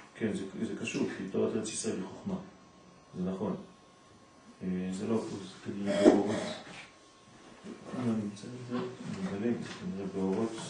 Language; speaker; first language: Hebrew; non-native, fluent; French